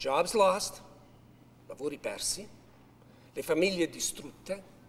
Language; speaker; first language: Italian; early bilingual, heritage; Italian